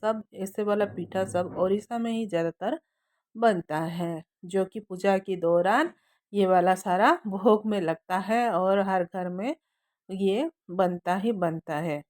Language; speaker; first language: Hindi; non-native, local second language; Odia